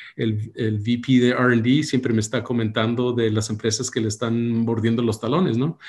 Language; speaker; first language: Spanish; early bilingual, heritage; Spanish